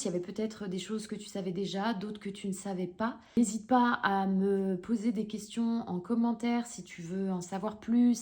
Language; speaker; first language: French; native; French